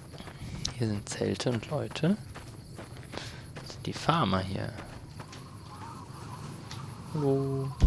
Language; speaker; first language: German; native; German